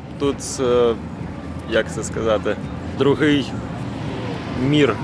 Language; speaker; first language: Ukrainian; non-native, local second language; Russian